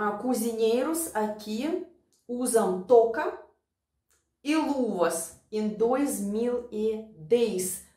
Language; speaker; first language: Portuguese; non-native, fluent; Russian